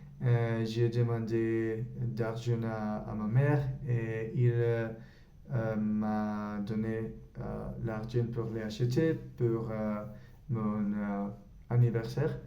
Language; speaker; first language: French; non-native, learner; Spanish